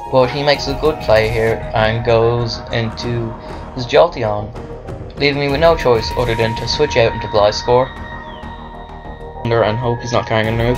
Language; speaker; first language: English; native; English